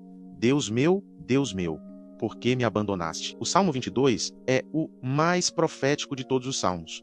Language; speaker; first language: Portuguese; native; Portuguese